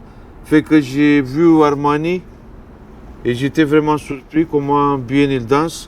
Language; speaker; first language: French; non-native, fluent; Romanian